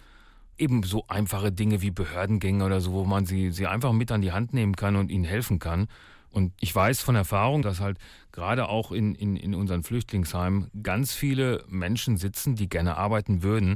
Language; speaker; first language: German; native; German